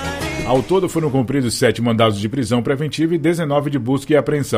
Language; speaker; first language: Portuguese; native; Portuguese